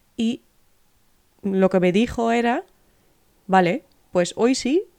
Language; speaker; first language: Spanish; non-native, fluent; Dutch